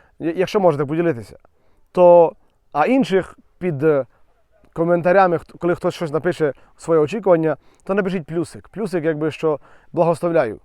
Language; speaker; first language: Ukrainian; native; Ukrainian